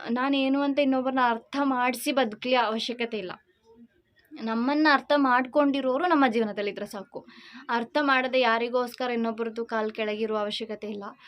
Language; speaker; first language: Kannada; non-native, local second language; Malayalam